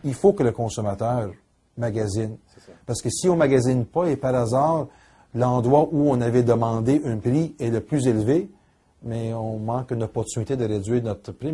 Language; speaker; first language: French; native; French